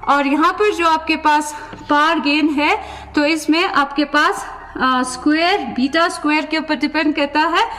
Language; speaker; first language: Hindi; non-native, local second language; Ladakhi